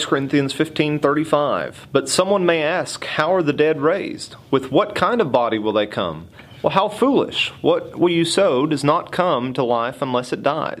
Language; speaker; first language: English; native; English